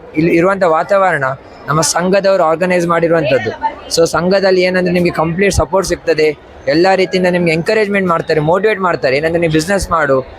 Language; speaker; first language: Kannada; native; Kannada